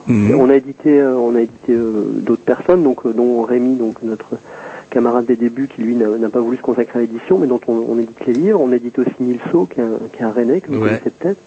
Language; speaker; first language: French; native; French